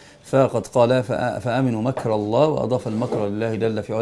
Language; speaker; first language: Arabic; native; Arabic